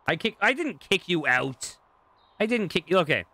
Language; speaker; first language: English; native; English